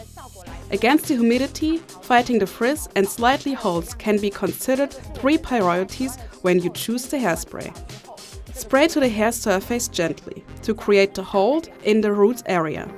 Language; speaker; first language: English; non-native, fluent; Chinese